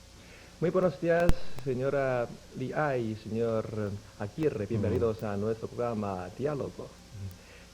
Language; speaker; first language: Spanish; non-native, fluent; Chinese